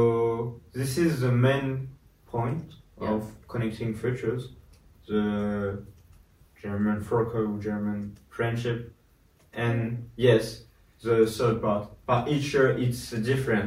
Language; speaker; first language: English; non-native, learner; French